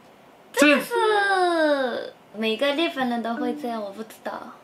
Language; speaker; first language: Chinese; non-native, learner; Japanese